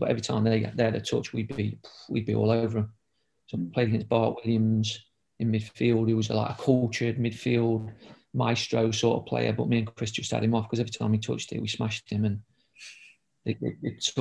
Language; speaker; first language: English; native; English